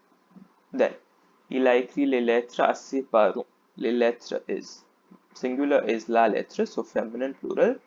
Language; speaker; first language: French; non-native, fluent; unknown